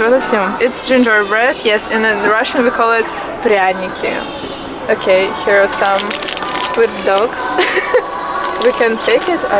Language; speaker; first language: English; non-native, fluent; Russian